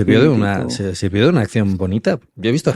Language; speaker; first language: Spanish; native; Spanish